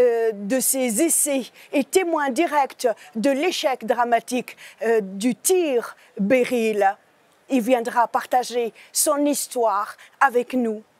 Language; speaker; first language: French; native; French